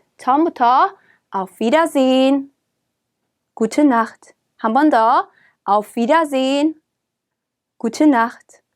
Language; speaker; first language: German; non-native, fluent; Korean